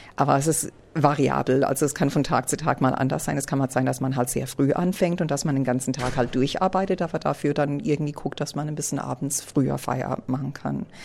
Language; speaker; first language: German; early bilingual, heritage; English